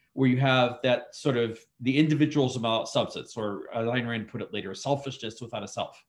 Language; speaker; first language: English; native; English